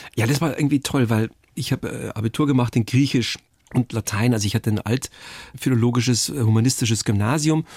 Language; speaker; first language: German; native; German